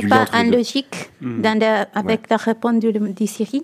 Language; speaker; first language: French; non-native, learner; Italian